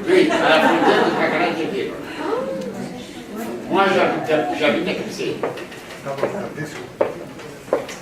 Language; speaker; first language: French; non-native, fluent; Greek